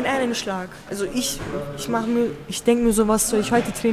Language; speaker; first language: German; early bilingual, other home language; Turkish